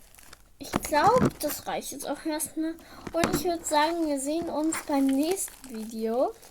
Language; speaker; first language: German; native; German